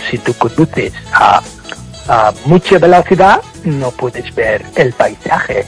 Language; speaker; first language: Spanish; non-native, fluent; English